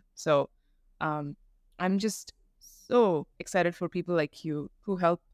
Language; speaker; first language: English; non-native, local second language; Tamil